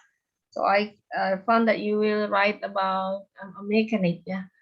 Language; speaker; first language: English; non-native, fluent; Indonesian